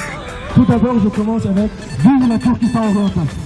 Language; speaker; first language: French; non-native, learner; Uyghur